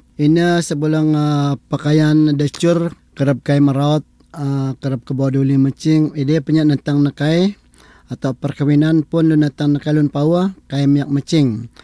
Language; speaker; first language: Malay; non-native, local second language; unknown